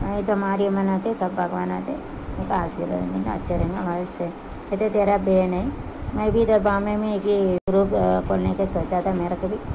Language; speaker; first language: Hindi; non-native, local second language; Tamil